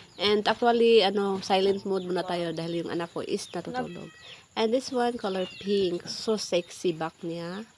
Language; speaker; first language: Filipino; native; Filipino